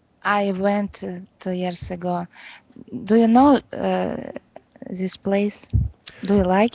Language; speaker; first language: English; non-native, learner; Russian